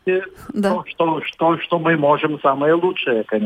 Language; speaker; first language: Russian; non-native, fluent; Lithuanian